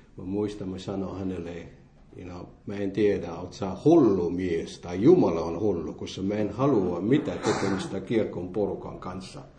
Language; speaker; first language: Finnish; non-native, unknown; Morisyen